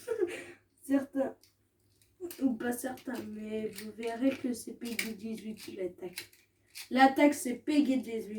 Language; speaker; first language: French; native; French